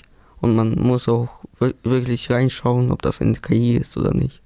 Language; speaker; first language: German; early bilingual, other home language; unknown